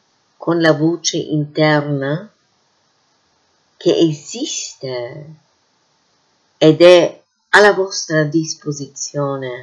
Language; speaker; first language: Italian; non-native, fluent; English